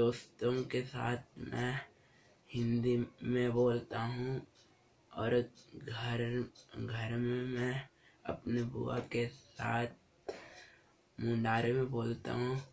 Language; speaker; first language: Hindi; non-native, local second language; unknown